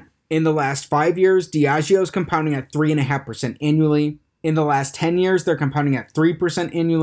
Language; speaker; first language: English; native; English